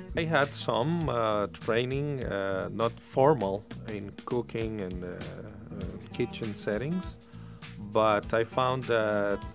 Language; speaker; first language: English; non-native, fluent; Spanish